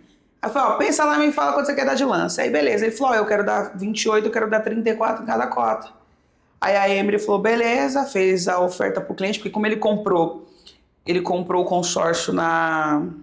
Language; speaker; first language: Portuguese; native; Portuguese